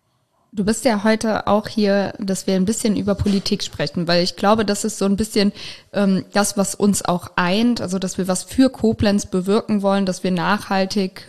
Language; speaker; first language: German; native; German